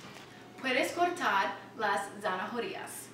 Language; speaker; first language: Spanish; non-native, learner; English